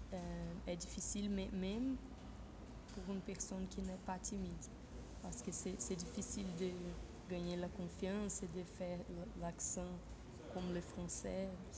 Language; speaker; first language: French; non-native, fluent; Portuguese